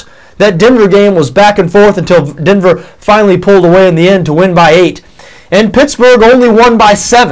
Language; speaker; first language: English; native; English